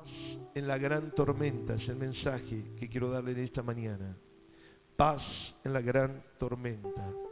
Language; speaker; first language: Spanish; native; Spanish